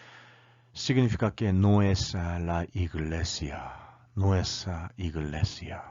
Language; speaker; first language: Spanish; non-native, learner; Korean